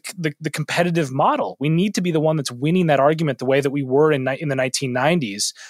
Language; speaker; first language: English; native; English